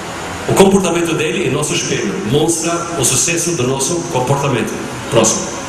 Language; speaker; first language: Portuguese; non-native, fluent; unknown